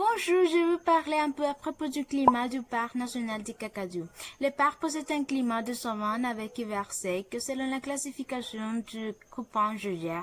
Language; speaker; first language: French; non-native, fluent; Spanish